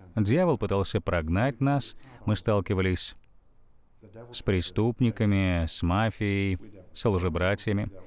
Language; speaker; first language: Russian; non-native, fluent; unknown